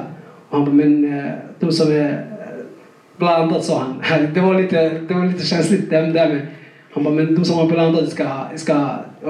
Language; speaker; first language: Swedish; non-native, fluent; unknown